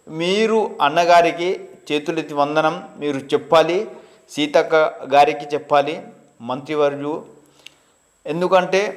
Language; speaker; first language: Telugu; non-native, local second language; Gondi